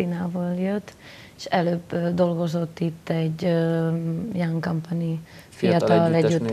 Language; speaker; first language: Hungarian; non-native, learner; Spanish